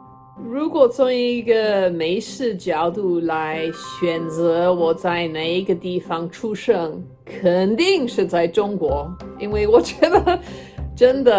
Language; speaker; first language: Chinese; non-native, fluent; English